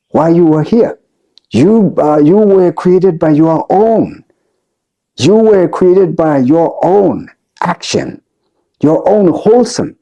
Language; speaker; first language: English; non-native, fluent; Burmese